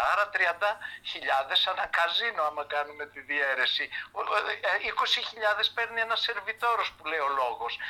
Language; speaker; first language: Greek; early bilingual, heritage; Greek